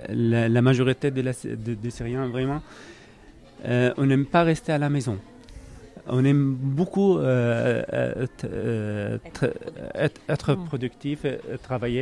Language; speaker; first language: French; non-native, learner; Arabic